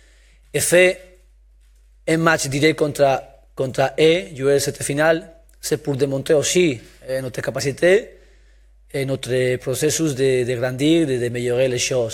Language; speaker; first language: French; non-native, learner; Spanish